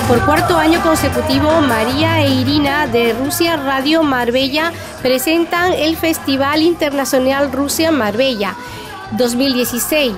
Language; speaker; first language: Spanish; native; Spanish